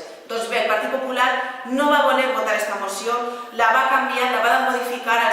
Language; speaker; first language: Catalan; native; Catalan